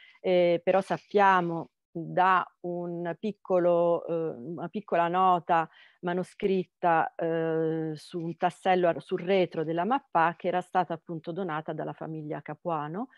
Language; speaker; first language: Italian; native; Italian